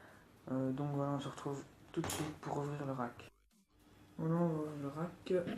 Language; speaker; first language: French; native; French